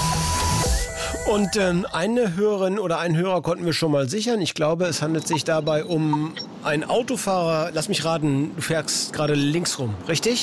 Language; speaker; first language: German; native; German